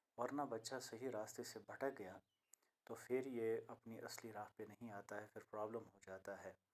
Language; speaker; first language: Urdu; non-native, local second language; Kashmiri